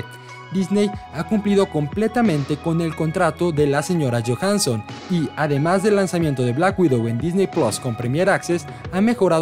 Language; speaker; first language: Spanish; native; Spanish